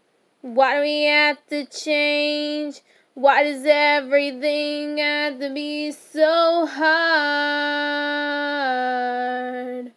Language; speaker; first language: English; native; English